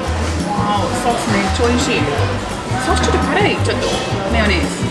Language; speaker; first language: Japanese; non-native, learner; English